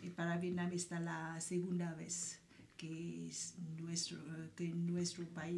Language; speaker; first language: Spanish; non-native, fluent; Vietnamese